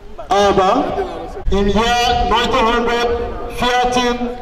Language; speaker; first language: German; non-native, fluent; Igbo